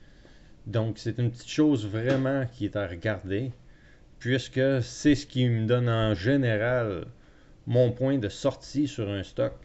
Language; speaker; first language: French; native; French